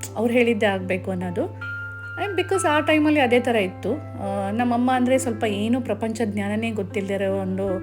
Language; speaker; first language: Kannada; native; Kannada